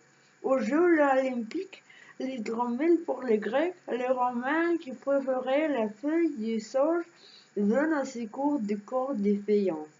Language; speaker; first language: French; non-native, learner; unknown